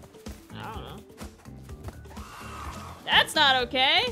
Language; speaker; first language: English; native; English